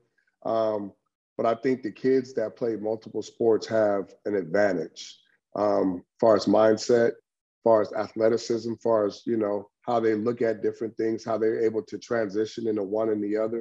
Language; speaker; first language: English; native; English